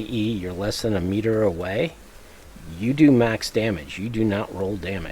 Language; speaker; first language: English; native; English